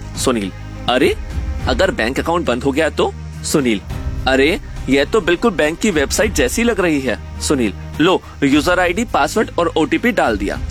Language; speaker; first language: Hindi; native; Hindi